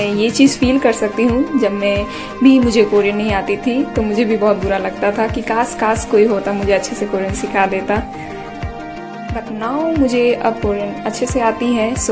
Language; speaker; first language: Hindi; native; Hindi